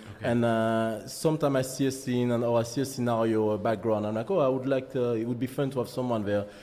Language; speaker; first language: English; non-native, fluent; French